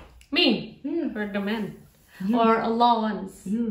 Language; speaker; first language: English; non-native, fluent; Indonesian